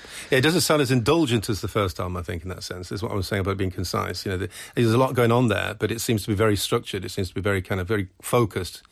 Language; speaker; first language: English; native; English